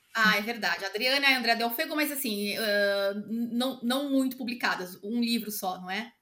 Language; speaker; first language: Portuguese; native; Portuguese